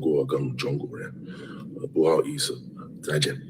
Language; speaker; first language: Chinese; non-native, learner; English